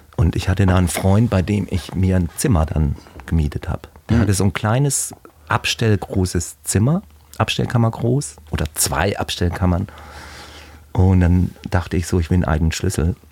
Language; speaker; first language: German; native; German